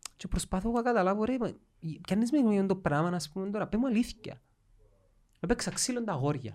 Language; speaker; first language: Greek; native; Greek